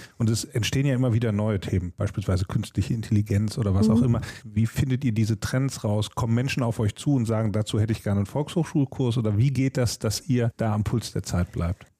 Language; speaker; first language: German; native; German